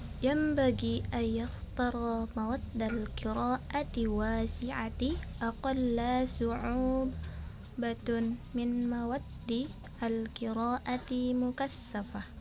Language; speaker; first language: Arabic; non-native, learner; Indonesian